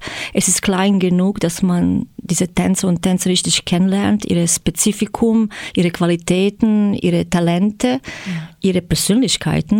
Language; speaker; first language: German; non-native, fluent; Croatian